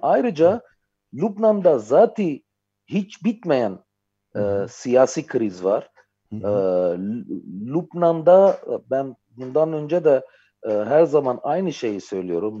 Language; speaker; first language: Turkish; non-native, fluent; Armenian